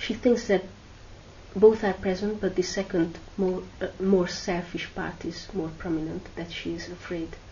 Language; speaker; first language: English; non-native, fluent; Hungarian